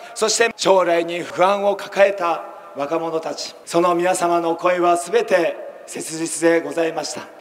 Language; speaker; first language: Japanese; native; Japanese